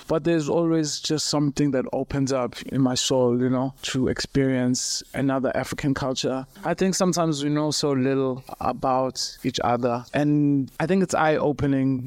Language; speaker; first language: English; non-native, local second language; Xhosa